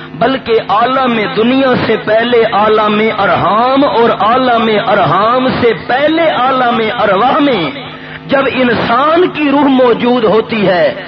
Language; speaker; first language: Urdu; non-native, local second language; Pashto